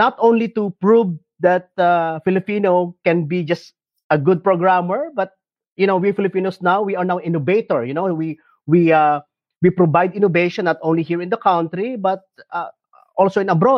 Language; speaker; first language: English; non-native, local second language; Iloko